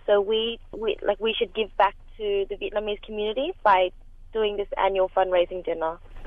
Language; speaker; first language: English; early bilingual, other home language; Vietnamese